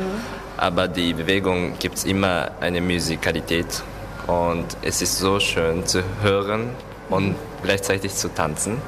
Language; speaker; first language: German; non-native, learner; Japanese